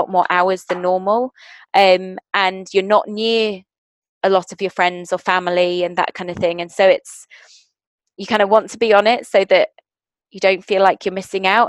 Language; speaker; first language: English; native; English